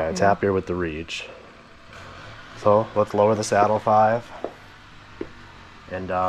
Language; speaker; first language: English; native; English